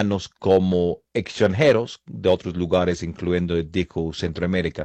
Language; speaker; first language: Spanish; non-native, fluent; English